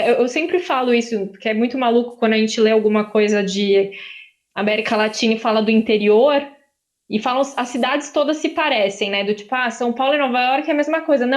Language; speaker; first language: Portuguese; native; Portuguese